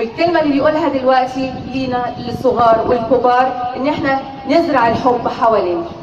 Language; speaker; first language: Arabic; native; Arabic